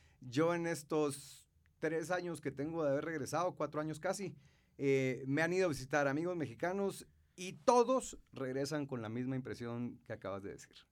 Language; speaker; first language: Spanish; native; Spanish